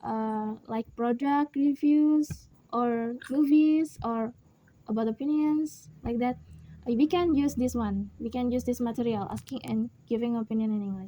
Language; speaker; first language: English; non-native, learner; Indonesian